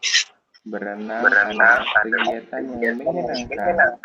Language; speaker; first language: Indonesian; non-native, learner; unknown